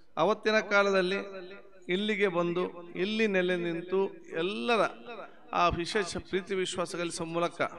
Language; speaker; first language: Kannada; non-native, local second language; Badaga